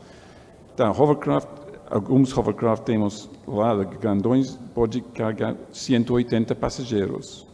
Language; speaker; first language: Portuguese; non-native, learner; English